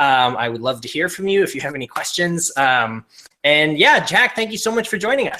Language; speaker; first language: English; native; English